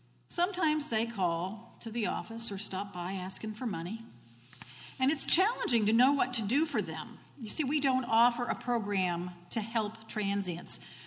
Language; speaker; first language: English; native; English